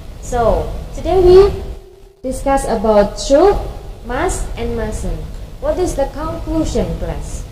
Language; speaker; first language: English; non-native, fluent; Indonesian